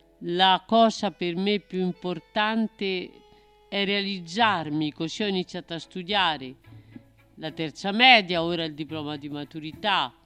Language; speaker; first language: Italian; native; Italian